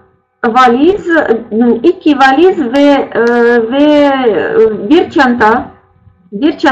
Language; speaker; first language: Turkish; non-native, learner; Russian